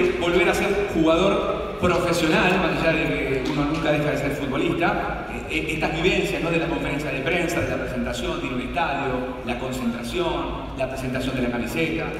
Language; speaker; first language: Spanish; native; Spanish